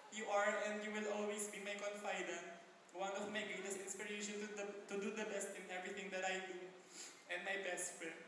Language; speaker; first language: English; non-native, local second language; Filipino